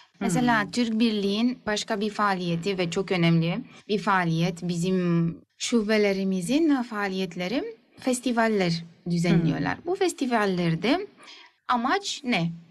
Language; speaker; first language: Turkish; early bilingual, heritage; Turkish